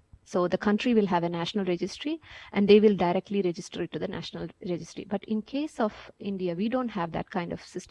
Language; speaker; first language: English; non-native, local second language; Malayalam